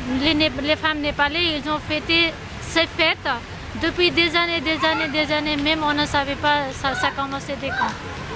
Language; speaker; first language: French; non-native, learner; Nepali